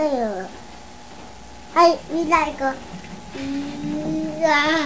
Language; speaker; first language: Japanese; native; Japanese